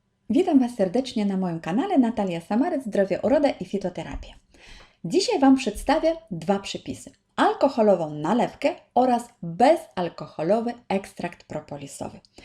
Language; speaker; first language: Polish; non-native, fluent; Ukrainian